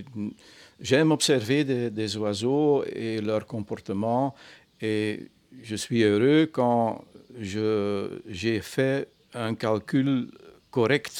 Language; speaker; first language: French; non-native, fluent; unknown